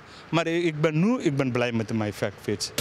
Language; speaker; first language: Dutch; non-native, learner; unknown